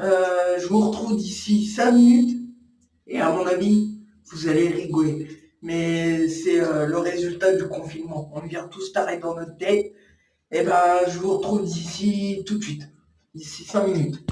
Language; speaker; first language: French; native; French